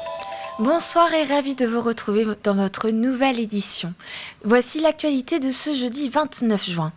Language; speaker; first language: French; native; French